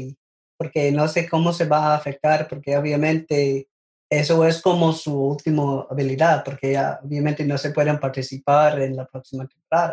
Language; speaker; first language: Spanish; non-native, learner; English